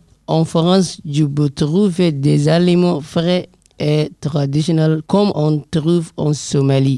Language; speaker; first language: French; non-native, learner; Somali